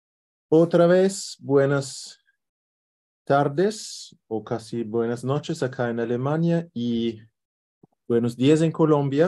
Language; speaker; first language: Spanish; non-native, fluent; German